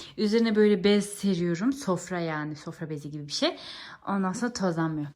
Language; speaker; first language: Turkish; early bilingual, heritage; Turkish